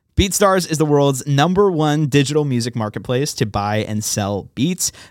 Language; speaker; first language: English; native; English